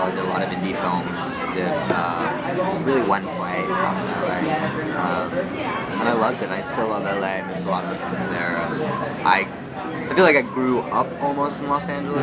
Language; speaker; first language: English; early bilingual, other home language; Hebrew